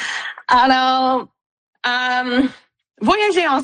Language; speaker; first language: French; non-native, local second language; English